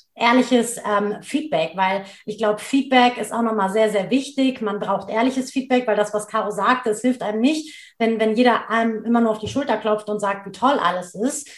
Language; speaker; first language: German; native; German